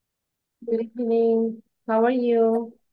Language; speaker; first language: English; non-native, fluent; Bangla